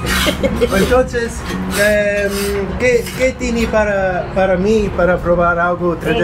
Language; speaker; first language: Spanish; non-native, learner; English